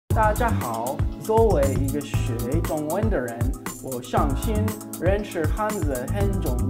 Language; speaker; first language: Chinese; non-native, learner; English